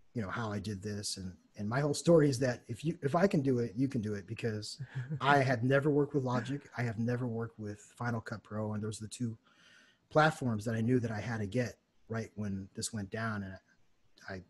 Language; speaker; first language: English; native; English